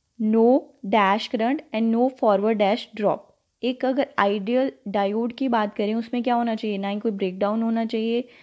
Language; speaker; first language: Hindi; native; Hindi